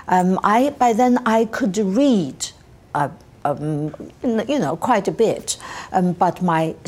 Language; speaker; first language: English; non-native, fluent; Chinese